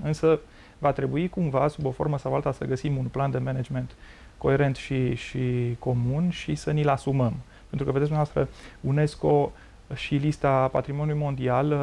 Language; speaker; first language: Romanian; native; Romanian